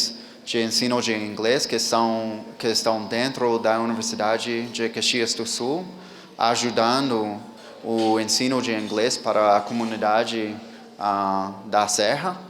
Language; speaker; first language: Portuguese; non-native, fluent; English